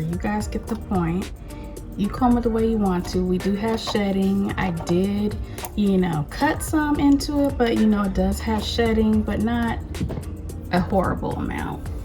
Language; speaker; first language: English; native; English